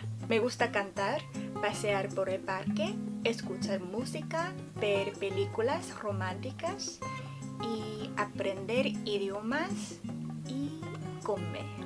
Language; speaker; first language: Spanish; non-native, fluent; Korean